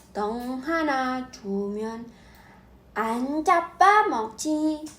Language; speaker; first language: Korean; non-native, learner; Vietnamese